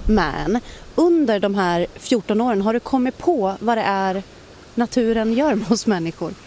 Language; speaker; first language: Swedish; native; Swedish